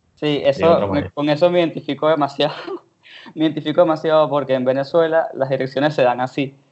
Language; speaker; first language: Spanish; native; Spanish